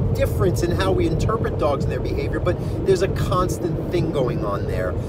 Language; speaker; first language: English; native; English